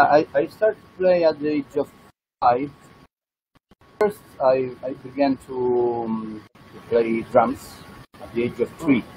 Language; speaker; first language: English; non-native, learner; Italian